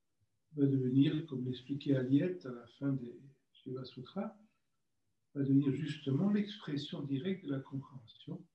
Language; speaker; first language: French; native; French